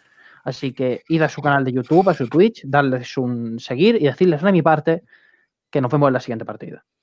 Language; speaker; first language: Spanish; native; Spanish